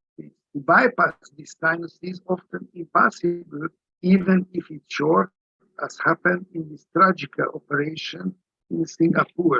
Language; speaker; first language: English; non-native, fluent; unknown